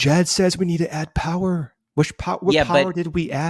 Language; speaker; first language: English; native; English